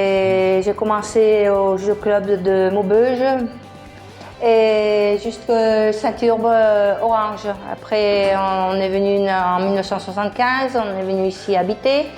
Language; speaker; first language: French; early bilingual, other home language; Italian